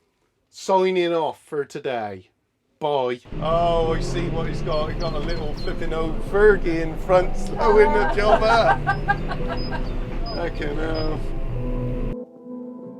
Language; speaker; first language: English; native; English